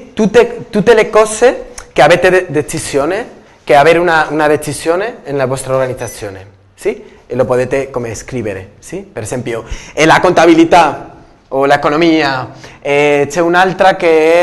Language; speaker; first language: Italian; non-native, learner; Spanish